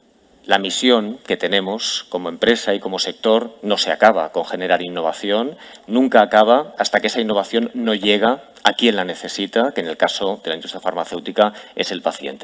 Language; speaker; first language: Spanish; native; Spanish